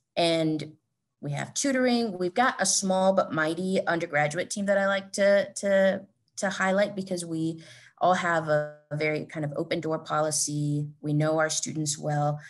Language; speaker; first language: English; native; English